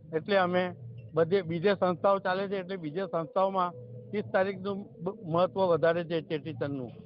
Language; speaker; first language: Gujarati; non-native, local second language; Sindhi